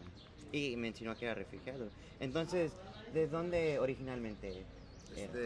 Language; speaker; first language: Spanish; non-native, learner; English